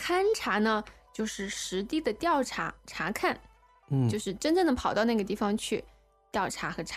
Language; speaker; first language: Chinese; native; Chinese